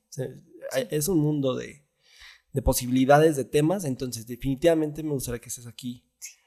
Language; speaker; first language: Spanish; native; Spanish